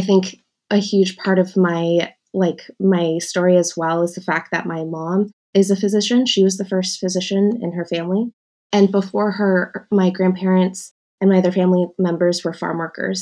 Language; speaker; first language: English; native; English